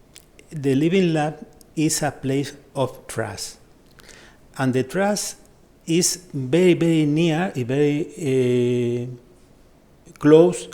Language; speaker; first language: English; non-native, fluent; Spanish